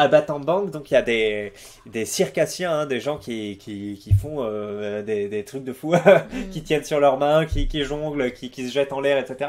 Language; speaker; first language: French; native; French